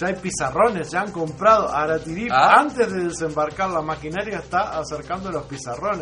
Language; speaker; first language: Spanish; native; Spanish